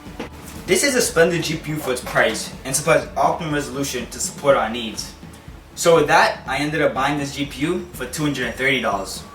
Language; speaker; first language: English; native; English